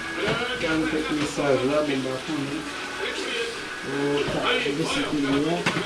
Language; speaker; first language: Portuguese; non-native, fluent; Haitian Creole